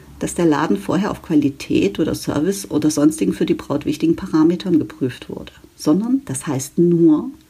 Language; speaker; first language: German; native; German